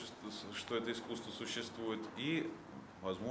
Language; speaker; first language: Russian; native; Russian